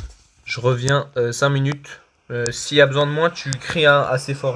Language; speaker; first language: French; native; French